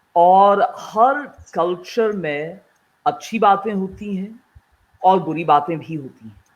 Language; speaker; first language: Urdu; non-native, local second language; Kashmiri